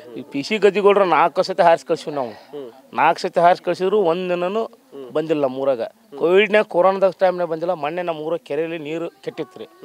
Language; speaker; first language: Kannada; native; Kannada